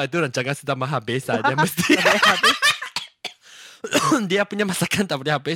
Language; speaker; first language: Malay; non-native, local second language; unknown